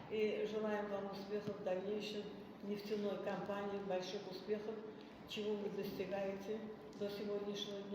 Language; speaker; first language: Russian; non-native, local second language; Azerbaijani